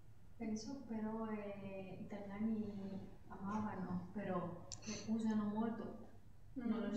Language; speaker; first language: Italian; non-native, learner; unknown